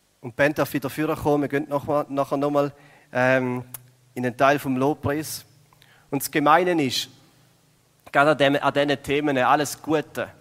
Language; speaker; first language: German; native; German